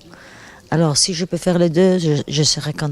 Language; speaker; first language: French; non-native, fluent; Italian